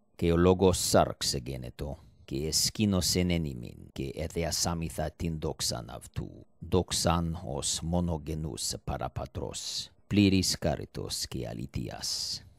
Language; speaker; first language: Greek; non-native, fluent; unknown